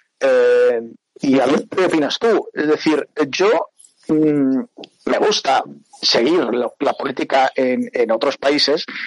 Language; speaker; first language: Spanish; early bilingual, other home language; Portuguese